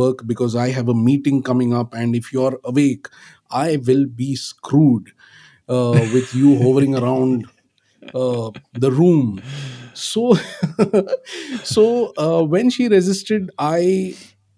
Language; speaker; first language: English; non-native, local second language; Marathi